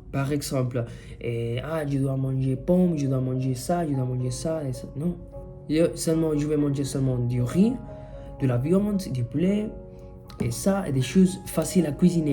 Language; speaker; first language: French; non-native, fluent; Spanish